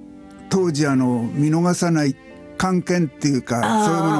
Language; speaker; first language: Japanese; native; Japanese